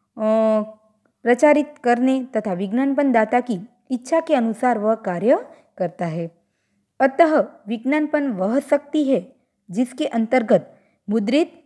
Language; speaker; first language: Hindi; non-native, local second language; Gujarati